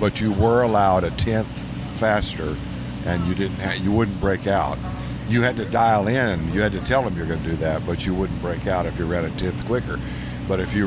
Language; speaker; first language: English; native; English